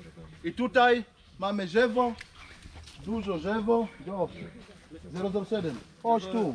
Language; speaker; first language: Polish; non-native, learner; Swahili